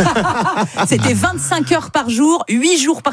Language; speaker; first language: French; native; French